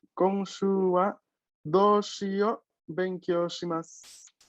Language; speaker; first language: Japanese; non-native, fluent; Spanish